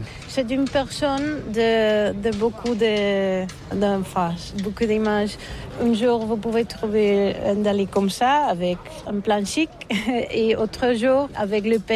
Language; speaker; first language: French; non-native, fluent; Catalan